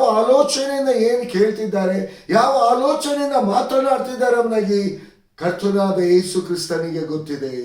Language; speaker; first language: Kannada; native; Kannada